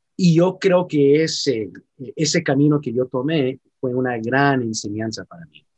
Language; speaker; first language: Spanish; early bilingual, heritage; Spanish